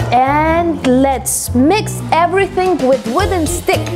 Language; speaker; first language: English; non-native, fluent; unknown